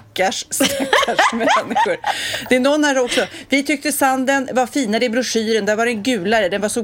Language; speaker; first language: Swedish; native; Swedish